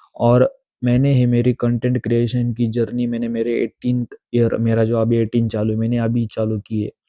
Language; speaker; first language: Hindi; non-native, local second language; Marathi